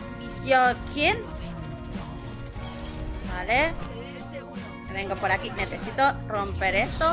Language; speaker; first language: Spanish; native; Spanish